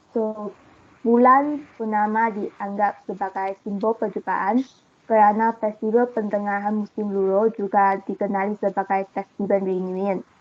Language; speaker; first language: Malay; non-native, local second language; Chinese